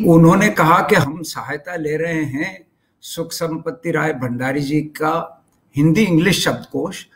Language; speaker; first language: Hindi; native; Hindi